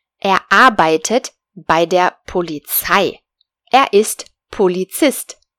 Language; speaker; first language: German; non-native, fluent; Spanish